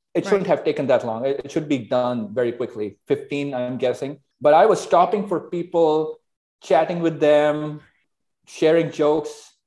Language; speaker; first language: English; non-native, local second language; Hindi